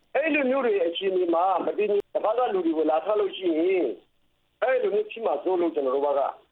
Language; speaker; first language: Burmese; native; Burmese